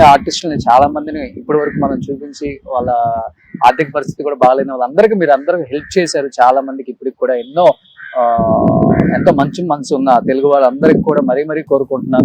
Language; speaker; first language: Telugu; native; Telugu